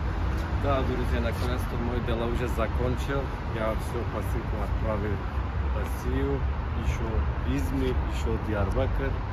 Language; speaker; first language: Russian; non-native, learner; Turkish